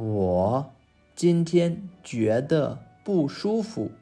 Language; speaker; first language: Chinese; non-native, fluent; English